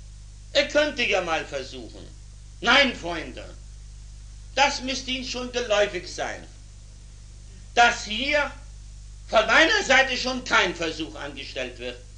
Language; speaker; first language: German; native; German